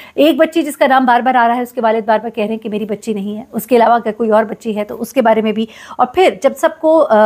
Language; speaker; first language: Urdu; native; Urdu